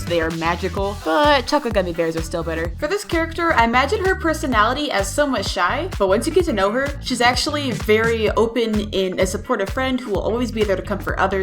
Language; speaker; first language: English; native; English